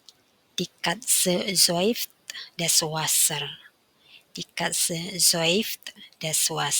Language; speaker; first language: German; non-native, fluent; Indonesian